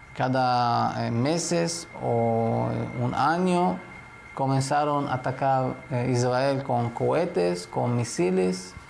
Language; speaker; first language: Spanish; non-native, fluent; Hebrew